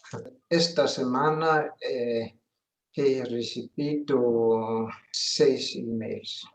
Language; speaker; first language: Spanish; non-native, learner; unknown